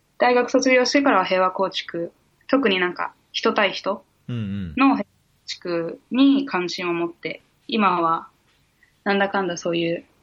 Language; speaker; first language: Japanese; early bilingual, heritage; Japanese